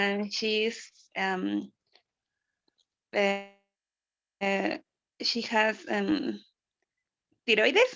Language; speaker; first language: English; non-native, learner; Spanish